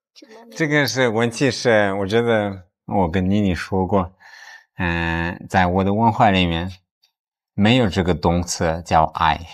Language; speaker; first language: Chinese; non-native, fluent; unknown